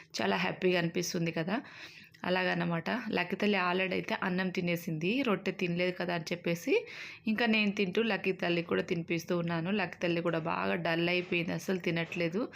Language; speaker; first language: Telugu; native; Telugu